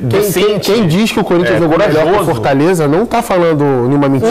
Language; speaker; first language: Portuguese; native; Portuguese